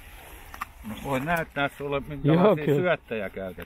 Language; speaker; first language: Finnish; native; Finnish